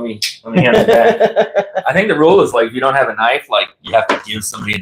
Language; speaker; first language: English; native; English